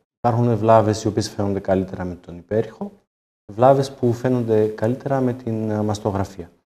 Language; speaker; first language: Greek; native; Greek